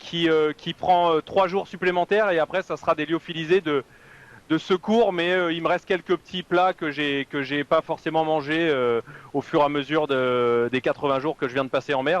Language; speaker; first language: French; native; French